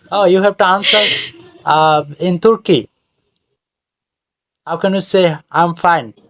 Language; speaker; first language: English; non-native, fluent; Bangla